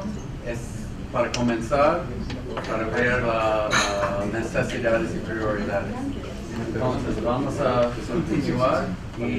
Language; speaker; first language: Spanish; non-native, fluent; English